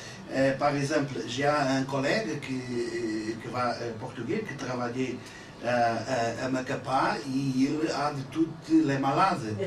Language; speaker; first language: French; non-native, learner; Portuguese